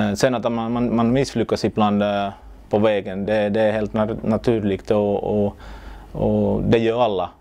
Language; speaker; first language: Swedish; non-native, local second language; Finnish